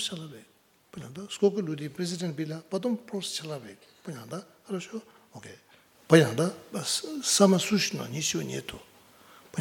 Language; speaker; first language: Russian; non-native, learner; Tibetan